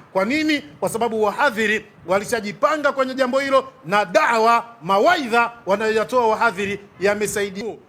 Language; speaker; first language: Swahili; native; Swahili